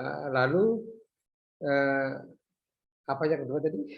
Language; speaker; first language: Indonesian; native; Indonesian